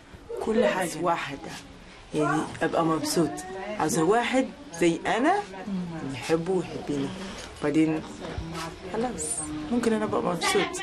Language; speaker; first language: Arabic; non-native, local second language; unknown